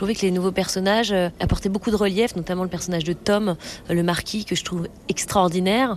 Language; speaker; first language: French; native; French